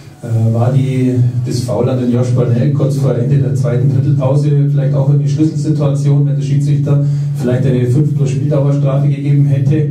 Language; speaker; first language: German; native; German